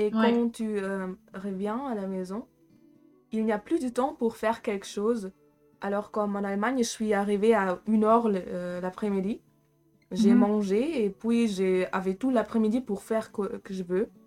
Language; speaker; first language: French; non-native, fluent; German